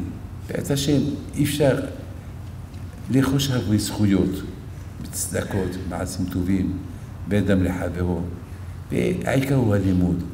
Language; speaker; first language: Hebrew; non-native, fluent; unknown